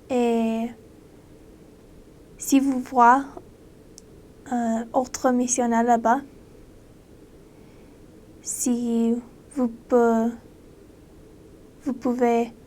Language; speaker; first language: French; non-native, learner; English